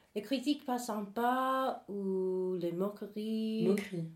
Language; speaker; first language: French; non-native, fluent; English